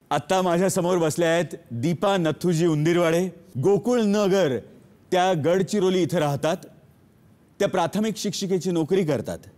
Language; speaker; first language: Marathi; native; Marathi